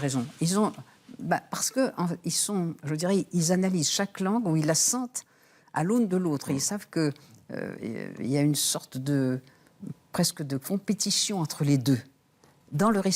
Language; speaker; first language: French; native; French